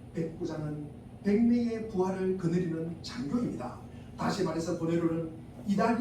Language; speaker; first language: Korean; native; Korean